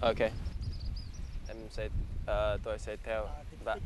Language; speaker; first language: Vietnamese; non-native, learner; English